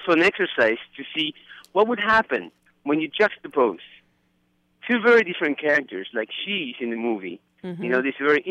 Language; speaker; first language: English; non-native, fluent; Spanish